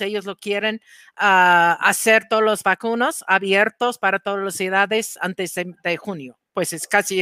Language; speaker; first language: Spanish; non-native, fluent; English